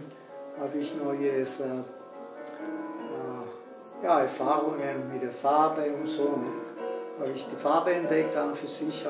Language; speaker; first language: German; non-native, fluent; Spanish